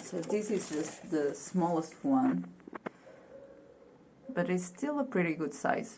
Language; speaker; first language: English; non-native, fluent; Portuguese